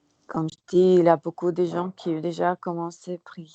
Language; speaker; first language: French; non-native, learner; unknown